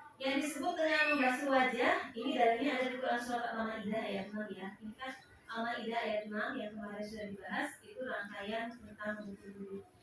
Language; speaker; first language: Indonesian; non-native, local second language; Sundanese